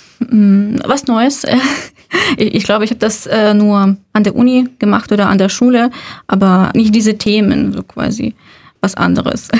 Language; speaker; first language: German; non-native, fluent; Russian